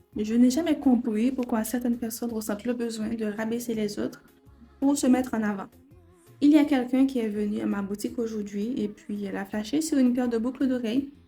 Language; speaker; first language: French; non-native, local second language; Haitian Creole